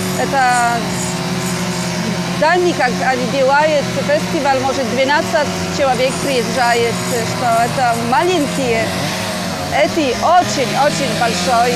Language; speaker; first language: Russian; non-native, learner; Danish